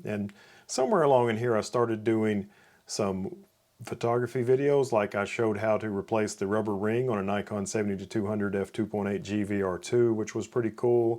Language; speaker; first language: English; native; English